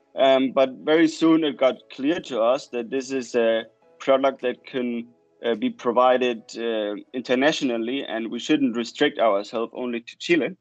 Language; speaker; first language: English; non-native, fluent; German